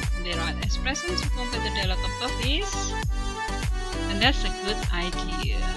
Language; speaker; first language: English; non-native, fluent; Indonesian